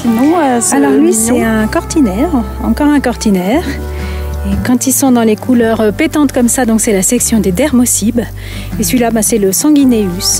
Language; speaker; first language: French; native; French